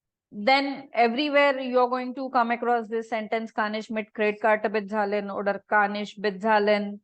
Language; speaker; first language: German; non-native, fluent; Marathi